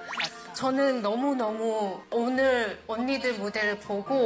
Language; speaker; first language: Korean; non-native, fluent; Chinese